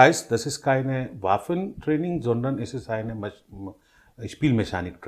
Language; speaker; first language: German; non-native, learner; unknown